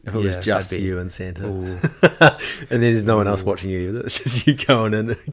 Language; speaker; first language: English; native; English